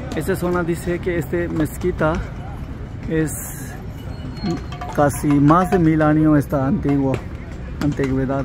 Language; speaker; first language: Spanish; non-native, learner; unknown